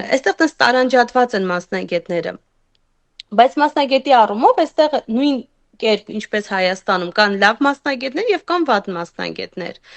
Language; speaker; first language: Armenian; native; Armenian